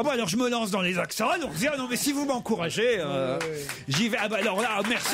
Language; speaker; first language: French; native; French